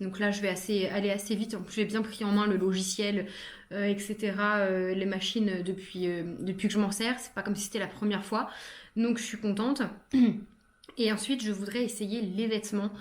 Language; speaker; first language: French; native; French